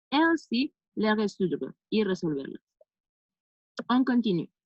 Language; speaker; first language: French; non-native, fluent; Spanish